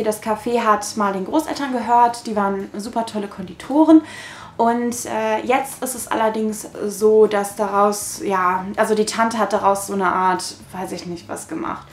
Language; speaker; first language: German; native; German